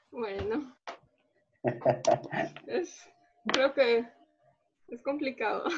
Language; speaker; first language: Spanish; early bilingual, other home language; Portuguese